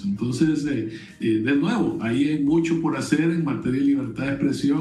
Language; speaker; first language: Spanish; native; Spanish